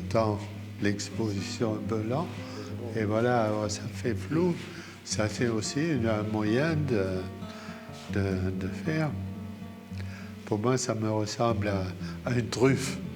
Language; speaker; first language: French; non-native, fluent; German